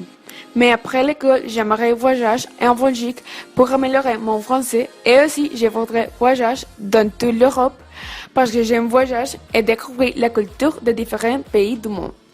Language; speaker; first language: French; non-native, learner; Spanish